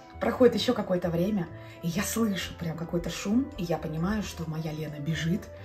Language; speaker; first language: Russian; non-native, local second language; Latvian